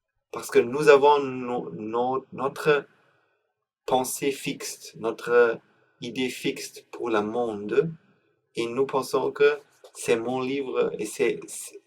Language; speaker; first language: French; non-native, learner; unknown